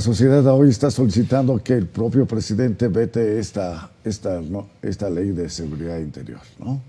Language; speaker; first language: Spanish; native; Spanish